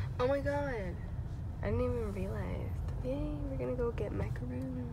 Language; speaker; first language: English; early bilingual, other home language; Spanish